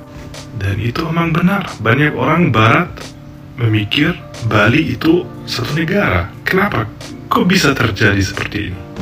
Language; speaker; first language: Indonesian; non-native, fluent; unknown